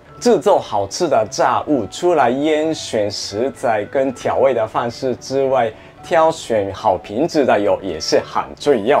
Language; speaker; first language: Chinese; non-native, fluent; Japanese